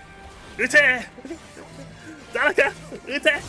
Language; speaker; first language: Japanese; non-native, learner; English